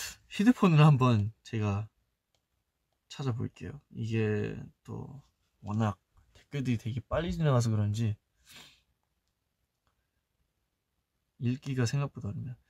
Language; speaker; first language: Korean; early bilingual, heritage; Korean